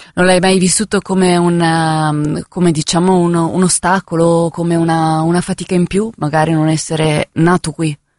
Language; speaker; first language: Italian; native; Italian